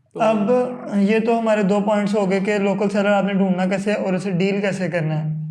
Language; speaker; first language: Urdu; non-native, local second language; Punjabi